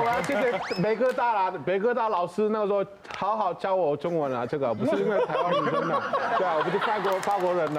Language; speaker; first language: Chinese; non-native, fluent; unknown